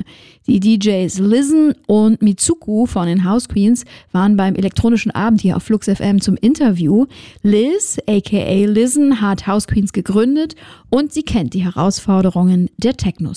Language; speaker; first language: German; native; German